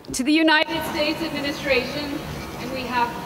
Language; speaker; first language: English; native; English